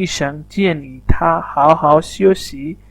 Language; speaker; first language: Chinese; non-native, fluent; Urdu